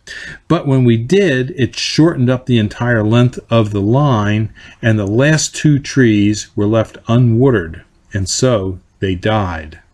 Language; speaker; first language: English; native; English